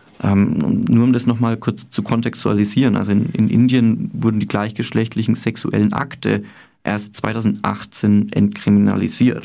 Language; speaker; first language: German; native; German